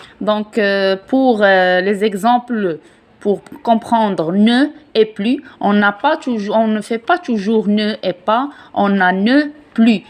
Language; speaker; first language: French; non-native, local second language; Arabic